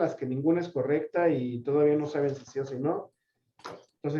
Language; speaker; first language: Spanish; native; Spanish